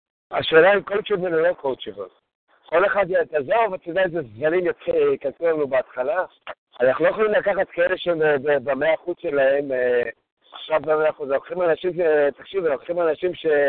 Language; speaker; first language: Hebrew; native; Hebrew